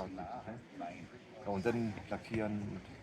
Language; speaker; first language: German; native; German